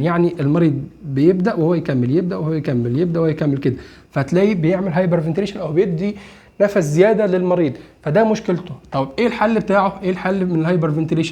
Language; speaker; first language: Arabic; native; Arabic